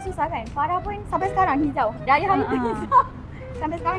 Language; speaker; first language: Malay; native; Malay